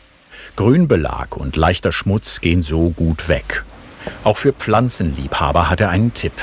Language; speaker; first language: German; native; German